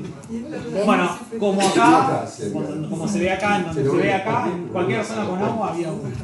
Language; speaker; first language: Spanish; native; Spanish